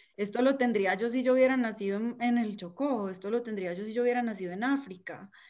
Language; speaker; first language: Spanish; native; Spanish